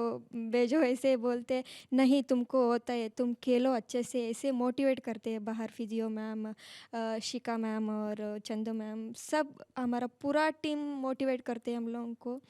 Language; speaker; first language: Hindi; non-native, local second language; Kannada